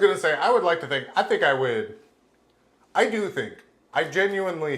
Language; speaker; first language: English; native; English